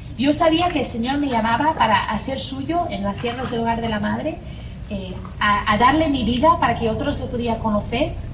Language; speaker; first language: Spanish; non-native, fluent; English